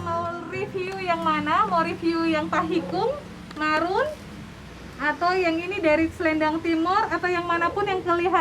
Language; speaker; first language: Indonesian; native; Indonesian